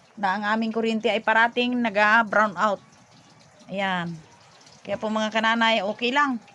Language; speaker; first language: Filipino; native; Filipino